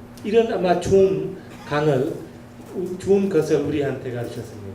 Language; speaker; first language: Korean; non-native, learner; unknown